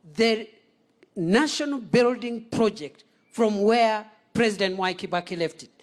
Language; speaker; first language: English; non-native, local second language; Swahili